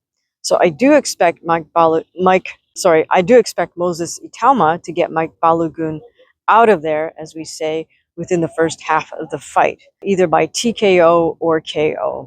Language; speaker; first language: English; native; English